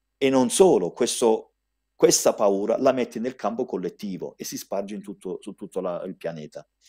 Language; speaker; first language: Italian; early bilingual, heritage; Italian